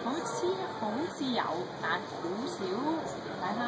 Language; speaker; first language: Chinese; non-native, local second language; English